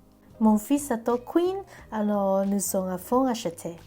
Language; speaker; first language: French; non-native, learner; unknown